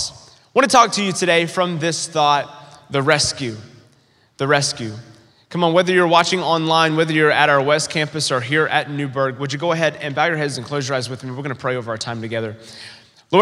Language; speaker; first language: English; native; English